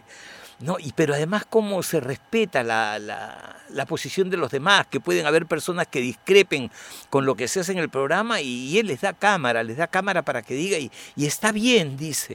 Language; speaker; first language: Spanish; native; Spanish